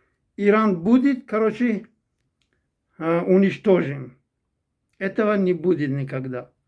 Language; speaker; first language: Russian; non-native, fluent; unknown